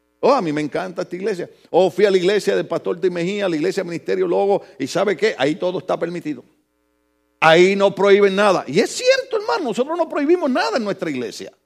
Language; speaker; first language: Spanish; native; Spanish